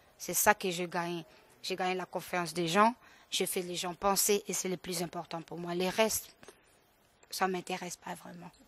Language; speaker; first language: French; non-native, local second language; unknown